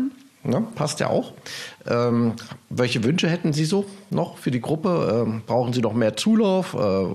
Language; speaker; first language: German; native; German